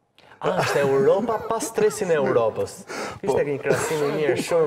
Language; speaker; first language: Albanian; native; Albanian